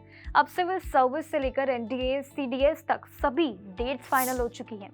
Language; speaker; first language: Hindi; native; Hindi